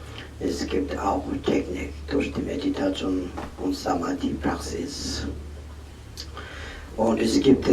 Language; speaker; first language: German; non-native, learner; Tibetan